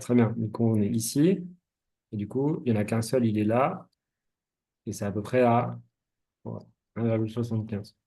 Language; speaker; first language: French; native; French